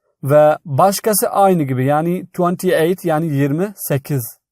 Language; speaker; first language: Turkish; non-native, fluent; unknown